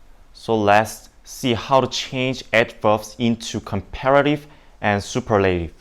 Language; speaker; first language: English; non-native, learner; Indonesian